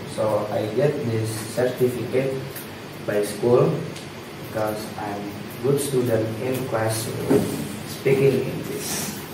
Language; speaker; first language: English; non-native, learner; Indonesian